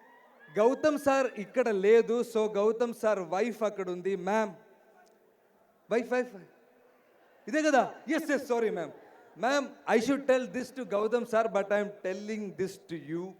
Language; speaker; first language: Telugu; non-native, learner; Malayalam